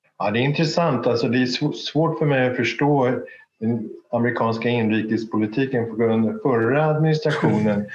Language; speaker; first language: Swedish; native; Swedish